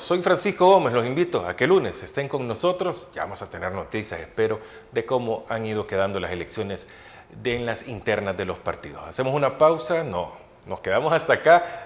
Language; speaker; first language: Spanish; native; Spanish